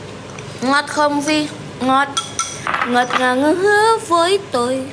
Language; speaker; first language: Vietnamese; non-native, learner; Javanese